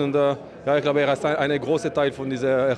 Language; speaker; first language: German; non-native, learner; French